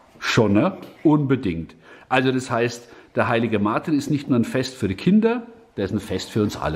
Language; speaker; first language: German; native; German